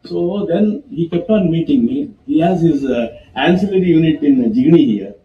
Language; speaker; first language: English; non-native, local second language; Kannada